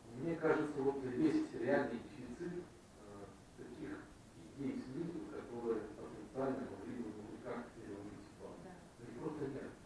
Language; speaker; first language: Russian; native; Russian